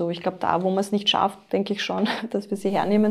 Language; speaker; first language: German; native; German